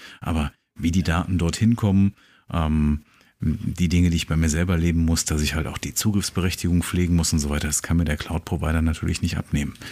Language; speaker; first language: German; native; German